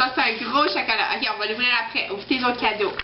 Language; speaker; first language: French; native; French